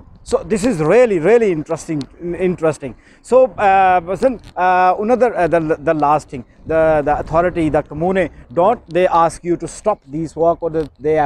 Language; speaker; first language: English; non-native, learner; Urdu